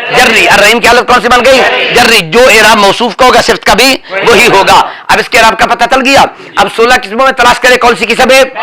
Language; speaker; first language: Urdu; non-native, local second language; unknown